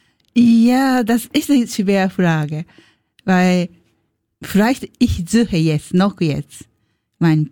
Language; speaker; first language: German; non-native, learner; Japanese